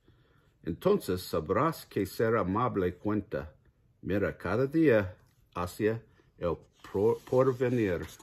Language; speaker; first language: Spanish; non-native, learner; English